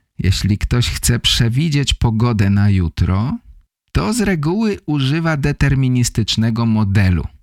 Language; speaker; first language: Polish; native; Polish